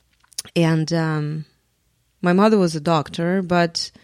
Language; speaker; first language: English; non-native, fluent; Russian